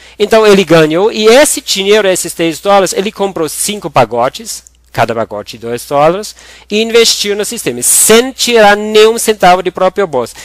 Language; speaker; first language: Portuguese; non-native, fluent; German